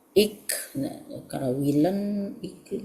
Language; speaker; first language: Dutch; non-native, learner; Indonesian